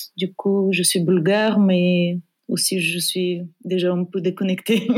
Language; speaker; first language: French; non-native, fluent; Bulgarian